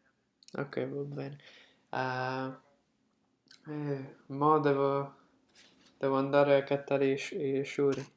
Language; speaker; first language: Italian; early bilingual, heritage; English